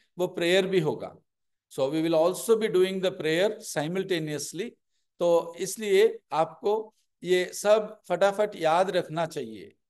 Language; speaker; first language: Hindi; non-native, local second language; Telugu